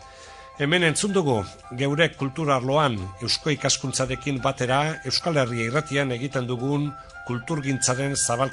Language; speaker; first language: Basque; native; Basque